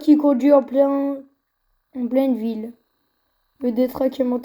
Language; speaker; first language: French; native; French